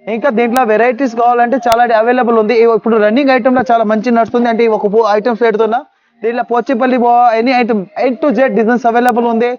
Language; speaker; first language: Telugu; non-native, local second language; Urdu